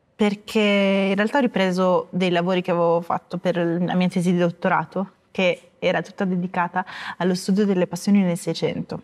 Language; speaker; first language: Italian; native; Italian